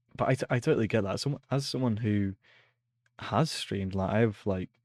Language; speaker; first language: English; native; English